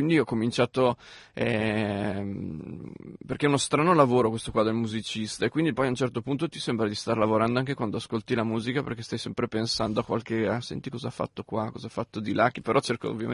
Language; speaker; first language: Italian; native; Italian